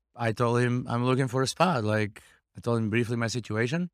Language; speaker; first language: English; non-native, fluent; Slovak